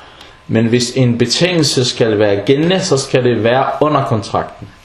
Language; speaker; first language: Danish; non-native, fluent; Arabic